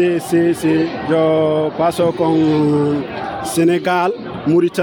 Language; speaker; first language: Spanish; non-native, learner; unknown